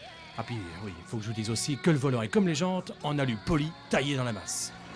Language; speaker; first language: French; native; French